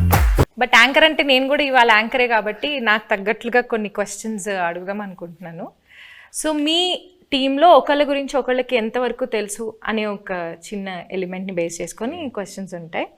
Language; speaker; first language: Telugu; native; Telugu